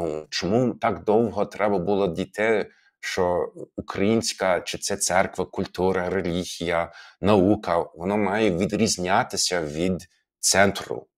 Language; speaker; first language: Ukrainian; non-native, fluent; English